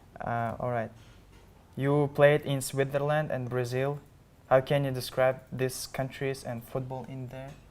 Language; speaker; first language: English; non-native, learner; Uzbek